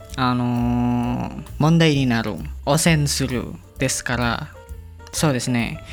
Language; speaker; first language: Japanese; non-native, learner; Indonesian